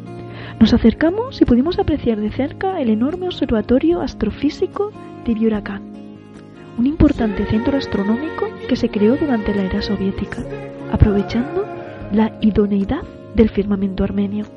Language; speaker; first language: Spanish; native; Spanish